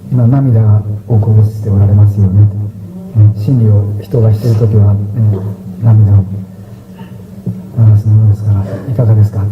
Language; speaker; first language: Japanese; native; Japanese